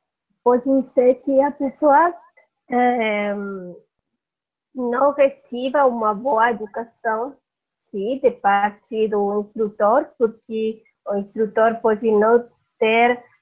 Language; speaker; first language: Portuguese; non-native, learner; Spanish